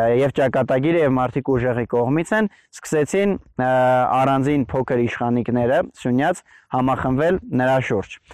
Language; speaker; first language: Armenian; native; Armenian